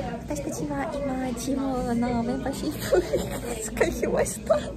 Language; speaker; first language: Japanese; non-native, learner; Tatar